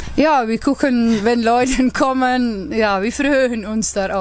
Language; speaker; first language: German; non-native, learner; Dutch